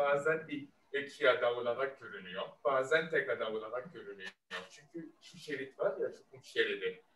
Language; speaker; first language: Turkish; non-native, fluent; Malagasy